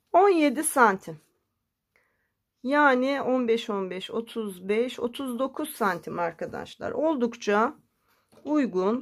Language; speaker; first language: Turkish; native; Turkish